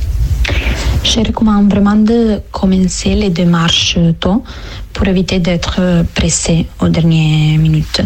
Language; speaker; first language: French; non-native, fluent; Italian